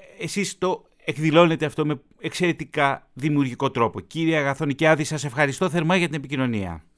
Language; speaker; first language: Greek; native; Greek